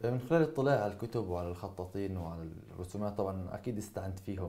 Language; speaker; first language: Arabic; native; Arabic